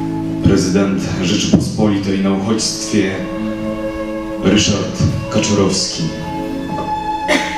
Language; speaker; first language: Polish; native; Polish